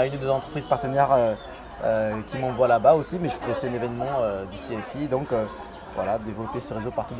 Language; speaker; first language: French; native; French